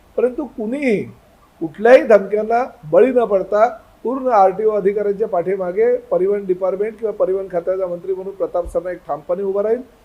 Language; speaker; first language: Marathi; native; Marathi